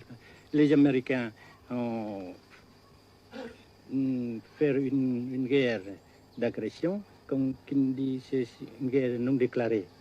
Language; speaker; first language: French; non-native, local second language; Vietnamese